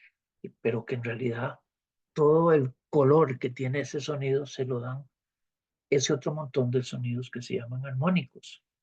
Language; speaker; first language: Spanish; native; Spanish